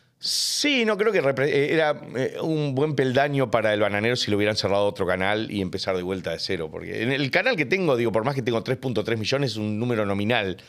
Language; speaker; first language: Spanish; native; Spanish